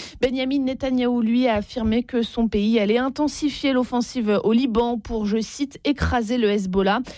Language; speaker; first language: French; native; French